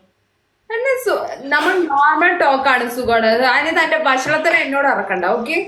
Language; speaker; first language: Malayalam; native; Malayalam